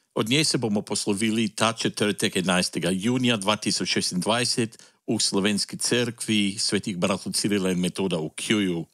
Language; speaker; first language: Slovenian; early bilingual, heritage; Slovenian